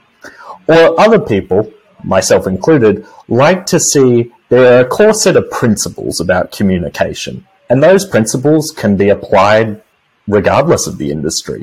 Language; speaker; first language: English; native; English